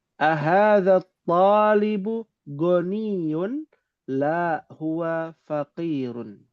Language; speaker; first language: Arabic; non-native, fluent; Indonesian